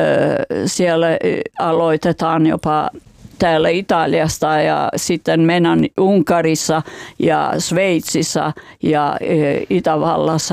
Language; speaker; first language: Finnish; non-native, fluent; Albanian